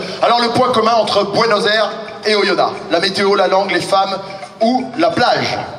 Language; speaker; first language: French; native; French